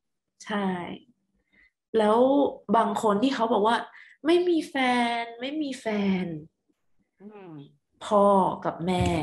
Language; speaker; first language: Thai; native; Thai